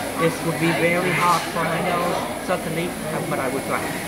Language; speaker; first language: English; non-native, fluent; Vietnamese